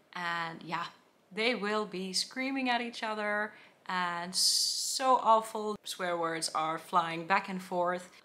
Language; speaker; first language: English; non-native, fluent; Finnish